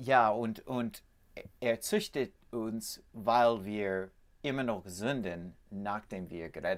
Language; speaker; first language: German; non-native, fluent; English